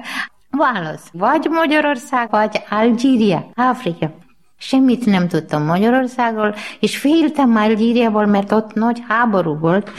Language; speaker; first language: Hungarian; non-native, learner; Malayalam